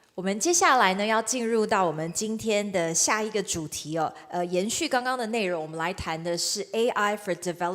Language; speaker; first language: Chinese; native; Chinese